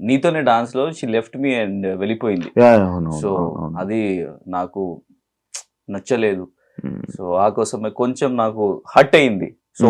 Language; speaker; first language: Telugu; non-native, learner; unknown